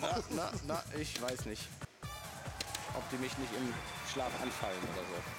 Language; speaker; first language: German; native; German